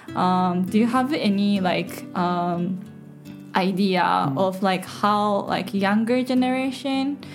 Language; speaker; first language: English; non-native, fluent; Japanese